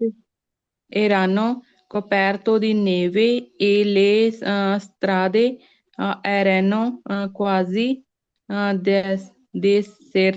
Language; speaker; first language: Italian; non-native, learner; Punjabi